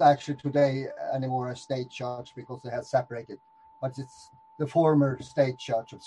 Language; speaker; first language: English; non-native, fluent; Swedish